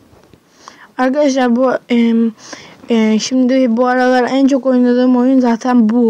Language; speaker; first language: Turkish; native; Turkish